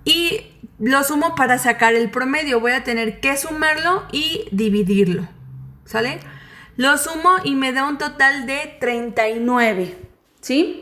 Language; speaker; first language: Spanish; native; Spanish